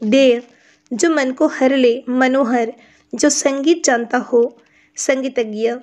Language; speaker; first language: Hindi; non-native, local second language; Assamese